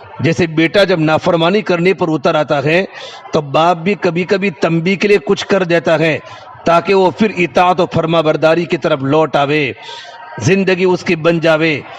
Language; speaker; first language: Urdu; non-native, local second language; Gujarati